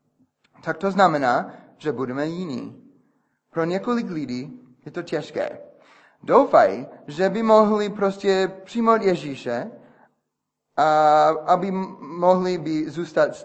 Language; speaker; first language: Czech; non-native, fluent; English